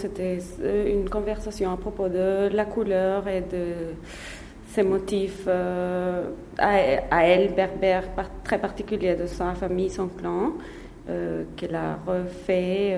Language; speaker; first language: French; non-native, fluent; Spanish